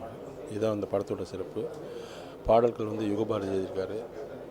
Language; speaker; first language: Tamil; native; Tamil